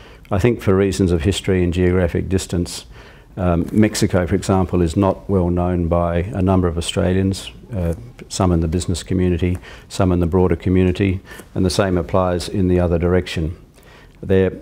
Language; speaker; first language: English; native; English